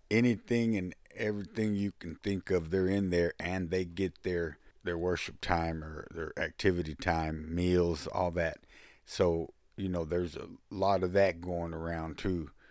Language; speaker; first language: English; early bilingual, other home language; Spanish